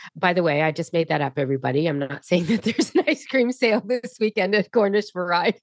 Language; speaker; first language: English; native; English